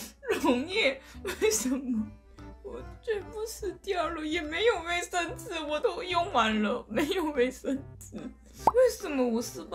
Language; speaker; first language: Chinese; non-native, fluent; Korean